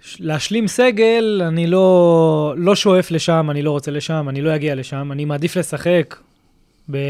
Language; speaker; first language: Hebrew; native; Hebrew